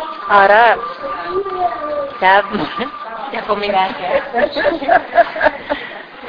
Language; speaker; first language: Spanish; non-native, fluent; English